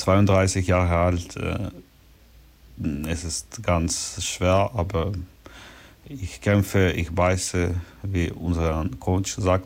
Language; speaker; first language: German; non-native, learner; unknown